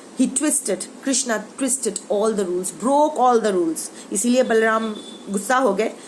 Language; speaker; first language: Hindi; non-native, local second language; Bangla